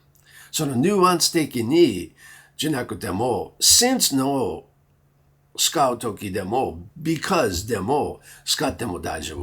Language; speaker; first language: Japanese; non-native, learner; English